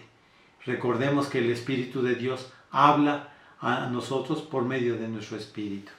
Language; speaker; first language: Spanish; native; Spanish